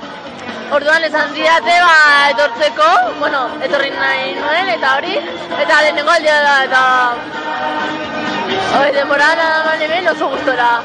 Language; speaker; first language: Basque; non-native, local second language; Spanish